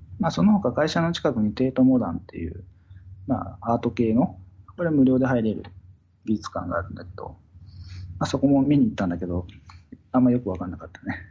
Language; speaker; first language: Japanese; native; Japanese